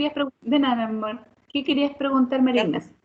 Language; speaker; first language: Spanish; native; Spanish